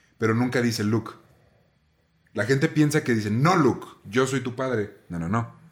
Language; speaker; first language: Spanish; native; Spanish